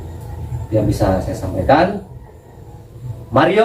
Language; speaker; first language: Indonesian; native; Indonesian